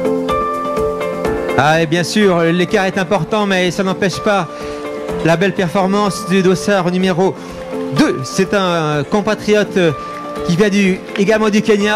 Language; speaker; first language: French; native; French